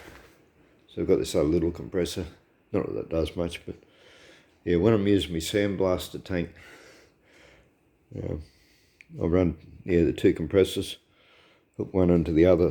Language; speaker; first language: English; native; English